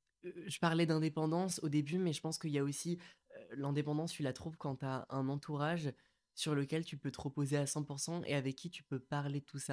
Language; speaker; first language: French; native; French